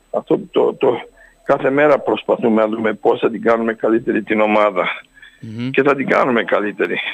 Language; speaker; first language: Greek; early bilingual, heritage; Greek